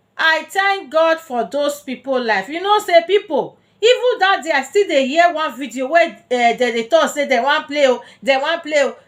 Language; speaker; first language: Nigerian Pidgin; non-native, local second language; Bini